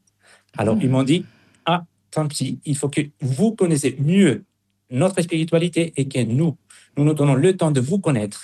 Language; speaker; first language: French; non-native, fluent; Spanish